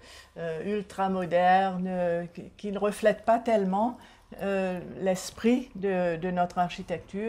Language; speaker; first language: French; non-native, local second language; Seselwa Creole French